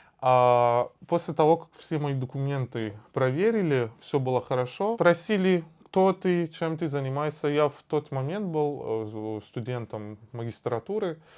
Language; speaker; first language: Russian; non-native, fluent; Persian